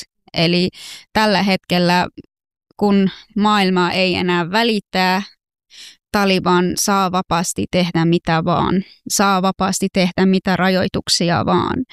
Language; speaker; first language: Finnish; non-native, fluent; Persian